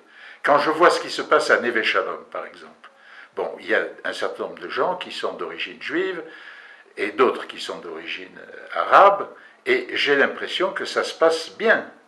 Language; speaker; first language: French; native; French